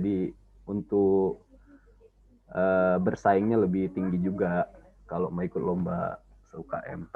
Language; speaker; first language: Indonesian; native; Indonesian